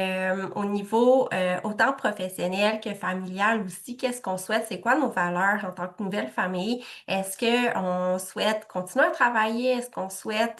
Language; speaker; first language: French; native; French